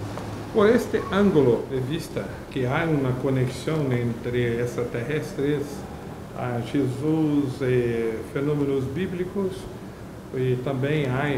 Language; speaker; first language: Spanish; non-native, learner; Portuguese